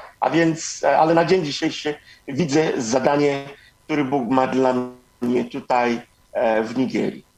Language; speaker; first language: Polish; non-native, fluent; Igbo